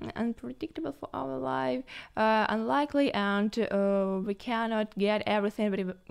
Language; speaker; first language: English; non-native, learner; Ukrainian